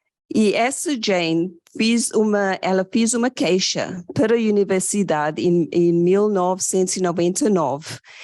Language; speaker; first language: Portuguese; non-native, fluent; English